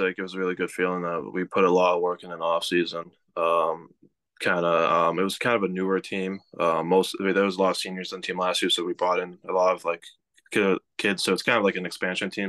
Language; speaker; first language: English; native; English